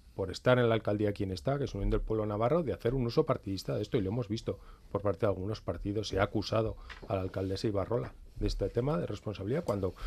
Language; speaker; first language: Spanish; native; Spanish